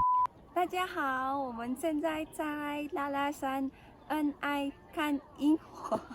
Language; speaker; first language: Chinese; non-native, learner; Filipino